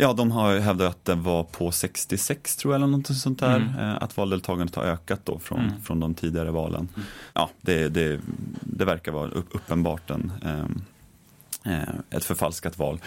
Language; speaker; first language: Swedish; native; Swedish